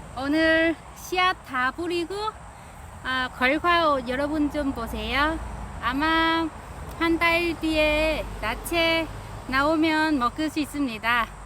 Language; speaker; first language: Korean; non-native, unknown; Vietnamese